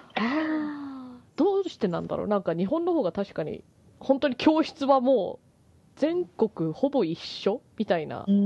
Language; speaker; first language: Japanese; native; Japanese